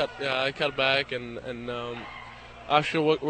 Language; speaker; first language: English; non-native, fluent; Czech